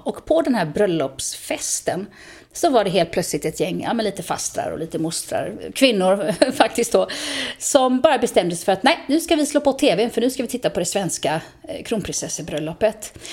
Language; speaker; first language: Swedish; native; Swedish